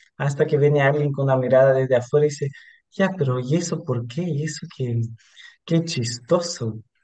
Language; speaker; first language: Spanish; non-native, fluent; Portuguese